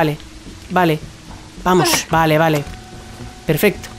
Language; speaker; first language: Spanish; native; Spanish